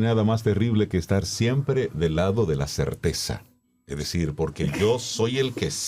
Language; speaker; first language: Spanish; native; Spanish